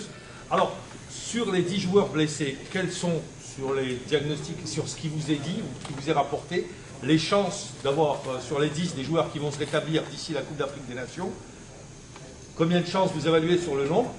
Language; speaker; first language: French; non-native, local second language; Arabic